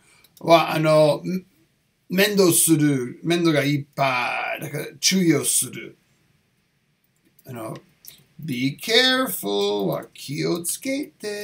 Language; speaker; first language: Japanese; non-native, learner; English